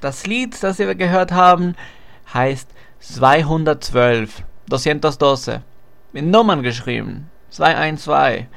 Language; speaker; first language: German; non-native, fluent; Spanish